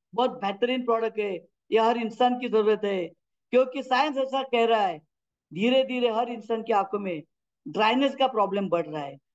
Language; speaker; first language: Hindi; non-native, local second language; Marathi